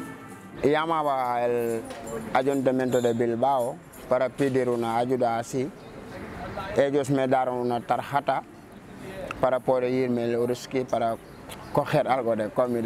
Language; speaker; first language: Spanish; non-native, fluent; Wolof